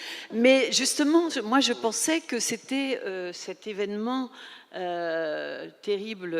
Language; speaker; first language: French; native; French